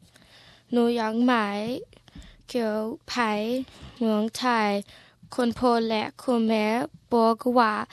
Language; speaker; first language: Thai; early bilingual, heritage; Thai